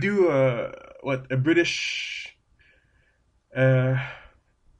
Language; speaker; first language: English; non-native, fluent; French